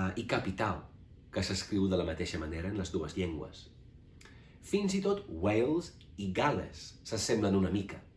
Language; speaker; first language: Catalan; non-native, fluent; English